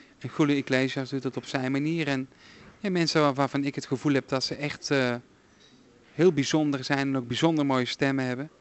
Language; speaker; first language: Dutch; native; Dutch